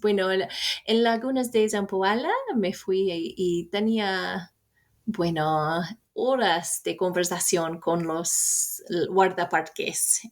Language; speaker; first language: Spanish; non-native, fluent; English